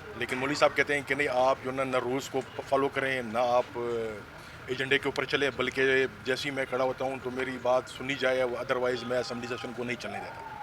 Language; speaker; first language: Urdu; non-native, local second language; Pashto